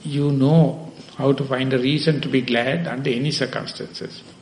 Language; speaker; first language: English; non-native, local second language; Sinhala